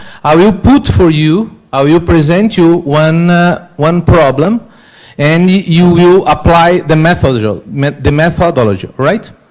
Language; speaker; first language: English; non-native, learner; Portuguese